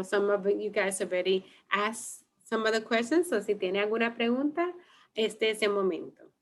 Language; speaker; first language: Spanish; early bilingual, heritage; Spanish